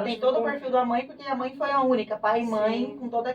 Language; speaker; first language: Portuguese; native; Portuguese